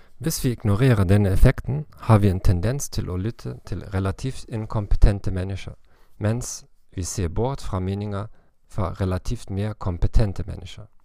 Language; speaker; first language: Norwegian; non-native, learner; German